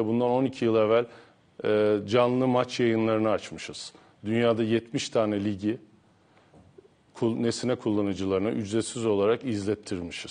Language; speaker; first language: Turkish; native; Turkish